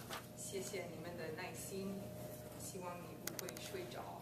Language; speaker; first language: Chinese; non-native, fluent; English